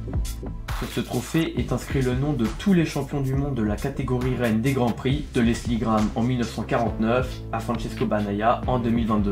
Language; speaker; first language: French; native; French